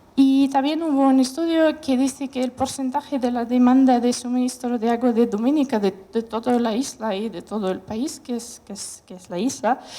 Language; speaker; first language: Spanish; non-native, fluent; Russian